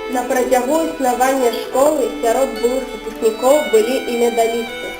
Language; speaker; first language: Belarusian; native; Belarusian